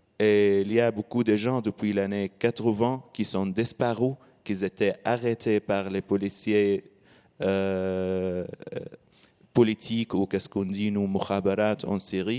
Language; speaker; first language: French; non-native, learner; Arabic